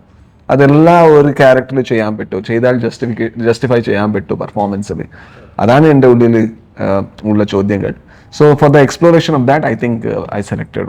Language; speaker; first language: Malayalam; non-native, learner; Kannada